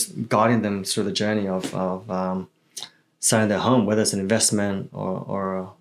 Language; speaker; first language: English; early bilingual, other home language; Chinese